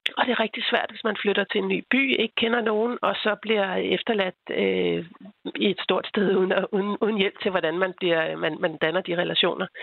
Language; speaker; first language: Danish; native; Danish